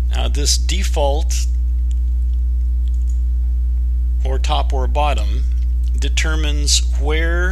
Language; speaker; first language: English; native; English